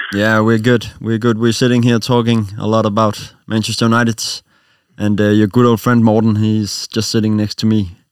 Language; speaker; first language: English; non-native, fluent; Danish